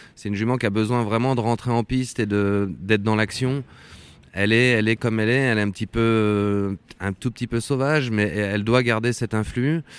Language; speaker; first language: French; native; French